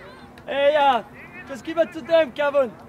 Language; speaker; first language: English; native; English